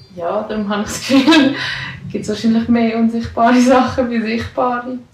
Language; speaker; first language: German; native; German